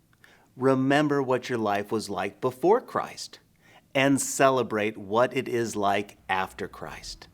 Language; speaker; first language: English; native; English